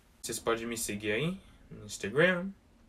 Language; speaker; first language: Portuguese; early bilingual, heritage; Portuguese